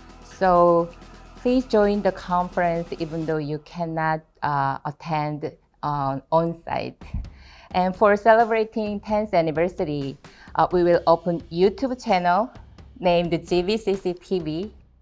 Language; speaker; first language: English; non-native, fluent; Korean